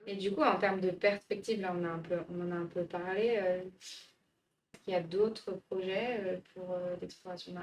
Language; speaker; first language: French; native; French